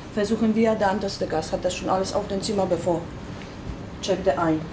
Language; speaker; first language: German; non-native, fluent; Polish